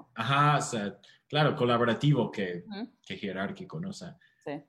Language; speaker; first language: Spanish; non-native, fluent; English